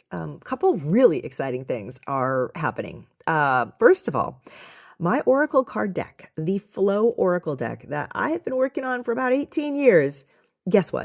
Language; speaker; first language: English; native; English